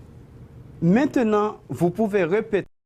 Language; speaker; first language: French; non-native, fluent; Spanish